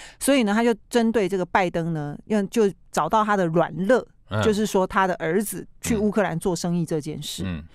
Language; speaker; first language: Chinese; native; Chinese